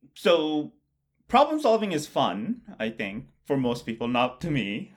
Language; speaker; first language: English; non-native, local second language; Bangla